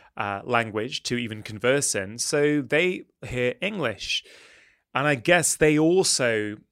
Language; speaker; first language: English; native; English